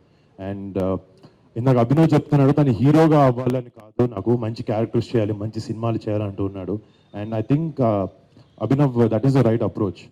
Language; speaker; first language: Telugu; native; Telugu